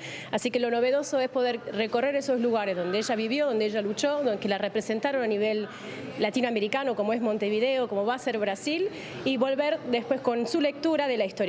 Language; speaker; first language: Spanish; native; Spanish